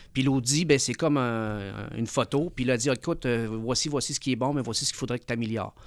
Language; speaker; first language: French; early bilingual, other home language; Spanish